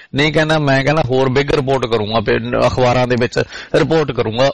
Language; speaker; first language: Punjabi; native; Punjabi